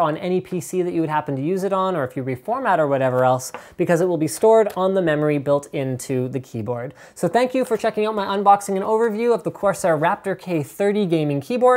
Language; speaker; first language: English; native; English